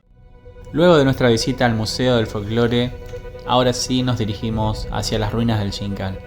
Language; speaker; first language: Spanish; native; Spanish